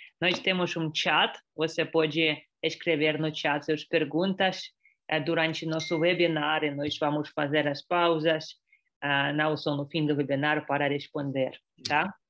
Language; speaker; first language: Portuguese; non-native, fluent; Russian